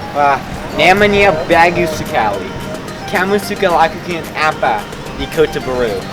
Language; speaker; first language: Indonesian; non-native, local second language; English